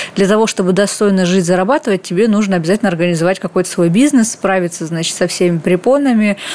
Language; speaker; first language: Russian; native; Russian